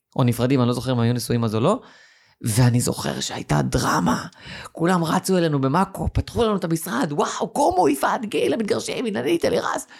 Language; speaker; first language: Hebrew; native; Hebrew